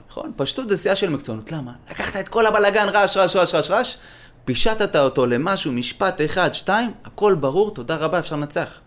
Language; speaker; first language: Hebrew; native; Hebrew